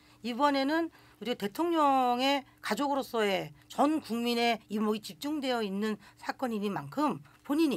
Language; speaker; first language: Korean; native; Korean